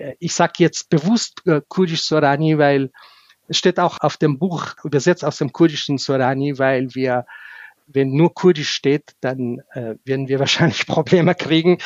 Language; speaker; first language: German; non-native, fluent; Kurdish